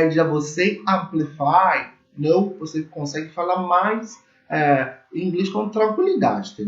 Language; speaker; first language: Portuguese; non-native, learner; English